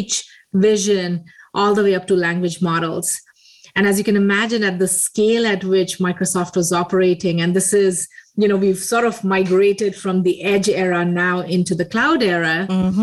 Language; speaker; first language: English; non-native, local second language; Hindi